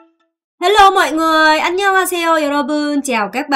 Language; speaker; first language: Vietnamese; non-native, fluent; Korean